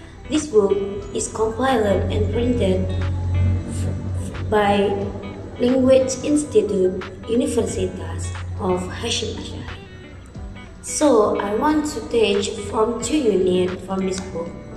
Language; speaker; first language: English; non-native, learner; Indonesian